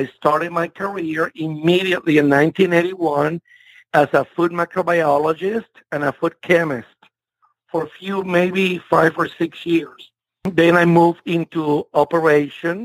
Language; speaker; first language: English; non-native, fluent; Spanish